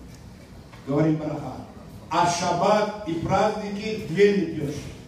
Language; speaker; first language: Russian; non-native, local second language; Tajik